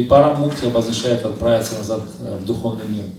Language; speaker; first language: Russian; native; Russian